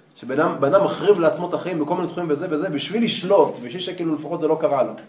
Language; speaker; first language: Hebrew; native; Hebrew